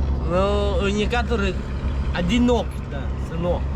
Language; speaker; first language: Russian; non-native, fluent; Khmer